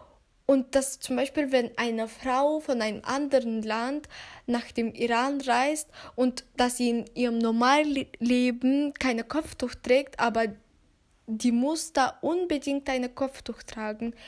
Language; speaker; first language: German; non-native, fluent; Turkish